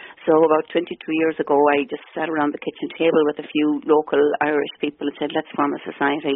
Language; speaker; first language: English; native; English